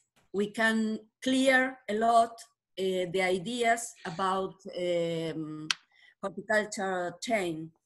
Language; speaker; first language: English; non-native, learner; Spanish